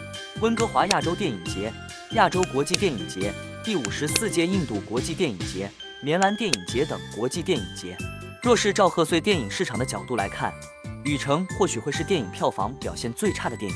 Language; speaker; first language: Chinese; native; Chinese